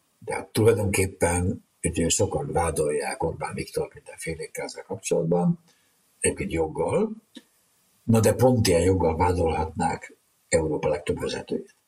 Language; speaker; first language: Hungarian; native; Hungarian